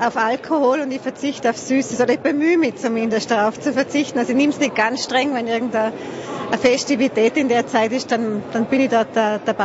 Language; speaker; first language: German; native; German